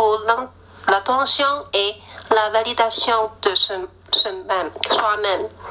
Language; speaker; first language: French; non-native, learner; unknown